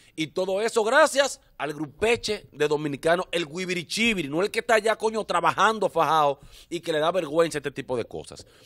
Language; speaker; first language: Spanish; native; Spanish